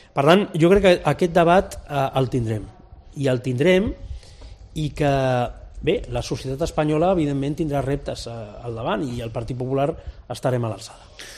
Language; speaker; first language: Catalan; non-native, local second language; Spanish